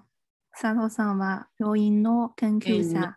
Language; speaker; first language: Japanese; non-native, fluent; Chinese